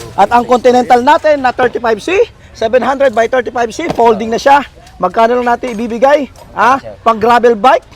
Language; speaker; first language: Filipino; native; Filipino